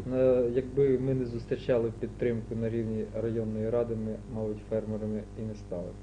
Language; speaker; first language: Ukrainian; native; Ukrainian